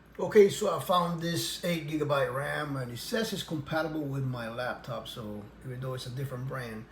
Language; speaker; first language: English; native; English